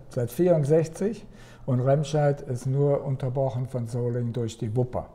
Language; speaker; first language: German; native; German